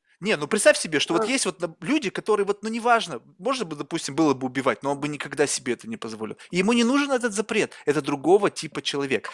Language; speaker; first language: Russian; native; Russian